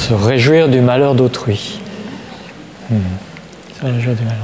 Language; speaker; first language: French; native; French